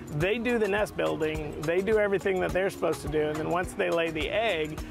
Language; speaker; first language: English; native; English